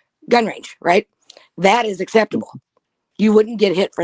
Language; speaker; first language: English; native; English